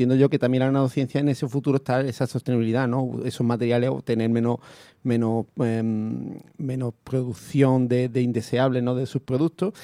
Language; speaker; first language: Spanish; native; Spanish